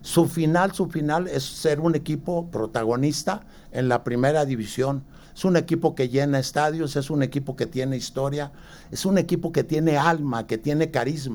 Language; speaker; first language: Spanish; native; Spanish